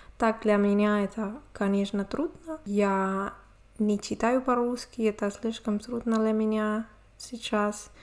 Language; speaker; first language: Russian; non-native, learner; Spanish